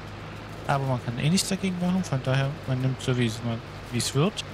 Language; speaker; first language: German; native; German